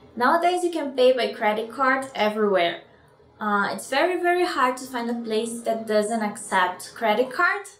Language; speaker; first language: English; non-native, fluent; Portuguese